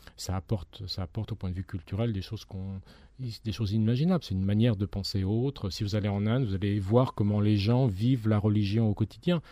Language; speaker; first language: French; native; French